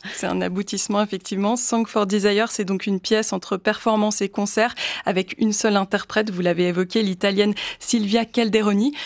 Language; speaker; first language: French; native; French